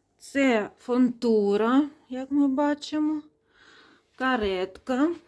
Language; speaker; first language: Ukrainian; non-native, local second language; Russian